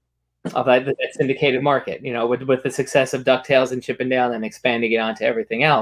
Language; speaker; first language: English; native; English